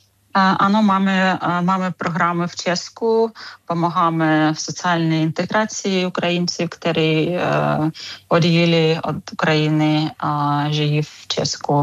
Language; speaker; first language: Czech; non-native, learner; Ukrainian